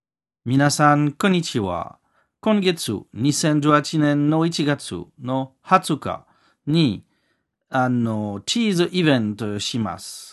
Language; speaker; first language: Japanese; non-native, learner; French